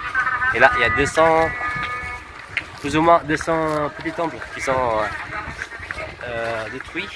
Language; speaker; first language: French; non-native, fluent; Indonesian